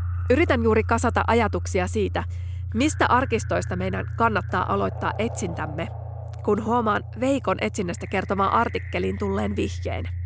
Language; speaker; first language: Finnish; native; Finnish